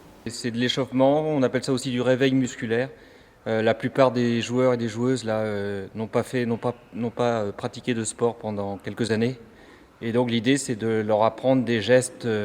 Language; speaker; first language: French; native; French